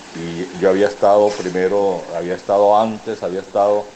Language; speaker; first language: Spanish; native; Spanish